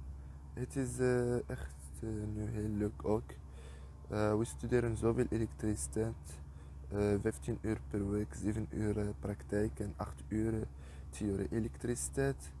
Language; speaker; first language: Dutch; non-native, learner; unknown